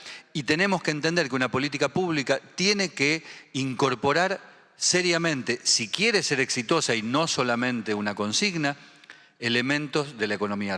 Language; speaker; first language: Spanish; native; Spanish